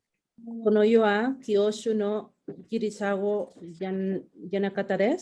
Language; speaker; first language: Japanese; non-native, learner; Spanish